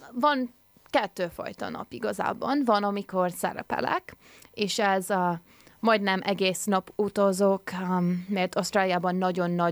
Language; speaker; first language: Hungarian; early bilingual, heritage; English